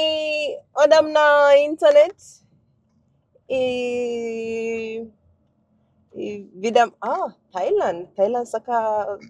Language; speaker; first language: Macedonian; non-native, learner; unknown